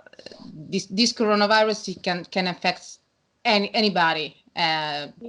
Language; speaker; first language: English; non-native, learner; Italian